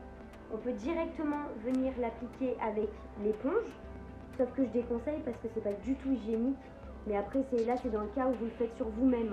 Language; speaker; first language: French; native; French